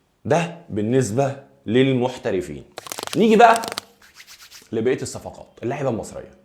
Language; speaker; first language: Arabic; native; Arabic